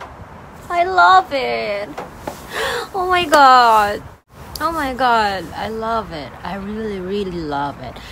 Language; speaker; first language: English; non-native, local second language; Filipino